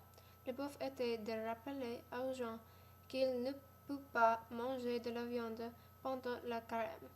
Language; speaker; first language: French; non-native, learner; English